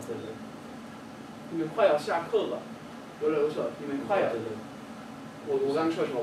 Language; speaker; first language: Chinese; non-native, fluent; English